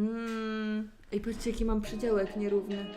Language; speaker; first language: Polish; native; Polish